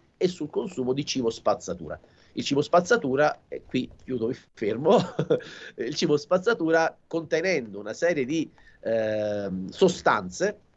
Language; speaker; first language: Italian; native; Italian